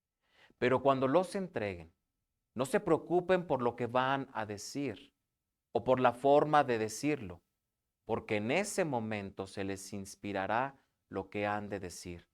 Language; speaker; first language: Spanish; native; Spanish